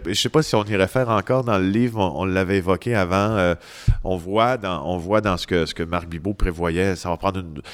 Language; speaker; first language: French; native; French